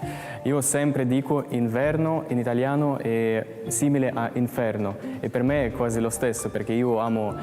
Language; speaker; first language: Italian; non-native, fluent; Russian